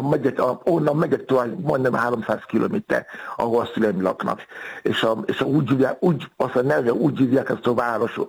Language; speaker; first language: Hungarian; non-native, fluent; Yoruba